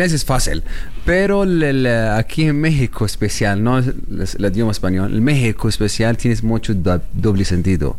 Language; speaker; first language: Spanish; non-native, learner; Arabic